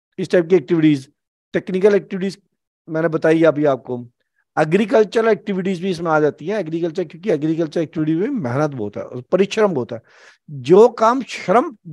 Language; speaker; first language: Hindi; native; Hindi